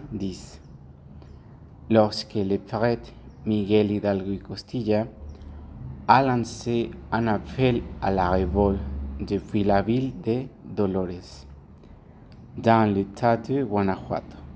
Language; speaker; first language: French; non-native, learner; Spanish